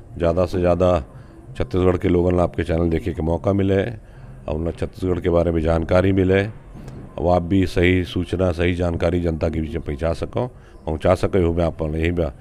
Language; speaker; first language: Hindi; native; Hindi